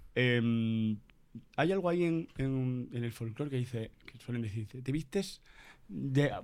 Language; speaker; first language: Spanish; native; Spanish